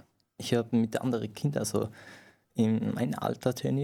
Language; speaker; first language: German; non-native, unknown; Persian